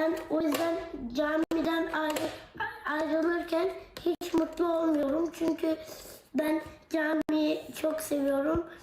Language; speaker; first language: Turkish; early bilingual, heritage; Turkish